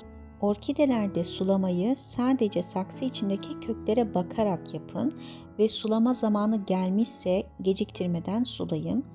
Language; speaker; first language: Turkish; native; Turkish